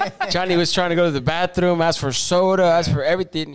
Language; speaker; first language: English; early bilingual, other home language; Spanish